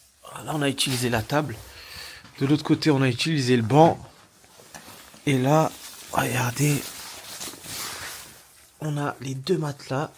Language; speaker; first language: French; native; French